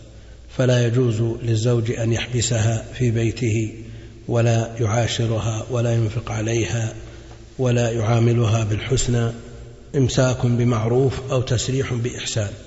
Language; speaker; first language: Arabic; native; Arabic